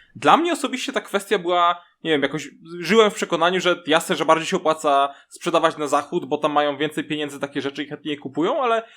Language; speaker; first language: Polish; native; Polish